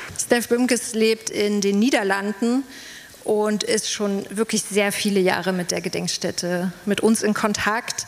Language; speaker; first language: German; native; German